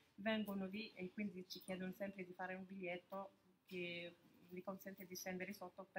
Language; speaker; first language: Italian; non-native, fluent; Arabic